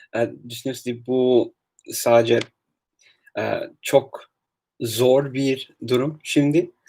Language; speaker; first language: Turkish; non-native, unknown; English